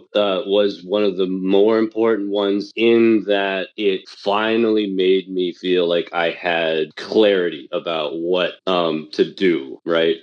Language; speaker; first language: English; early bilingual, other home language; Chinese